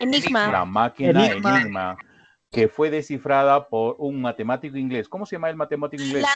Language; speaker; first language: Spanish; native; Spanish